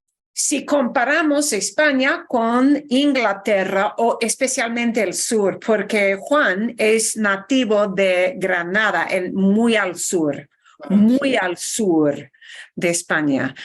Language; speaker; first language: Spanish; non-native, fluent; English